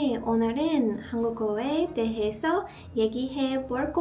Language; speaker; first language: Korean; non-native, learner; English